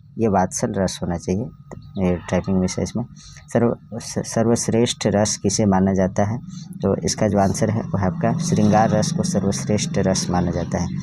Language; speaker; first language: Hindi; native; Hindi